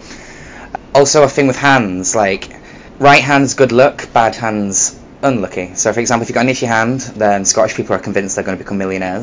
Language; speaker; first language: English; native; English